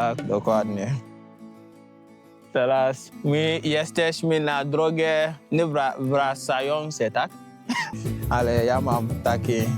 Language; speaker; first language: Polish; non-native, learner; English